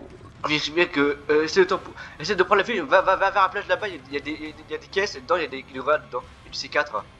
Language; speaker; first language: French; native; French